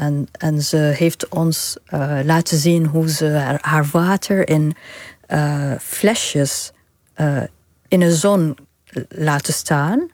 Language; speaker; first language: Dutch; non-native, fluent; Arabic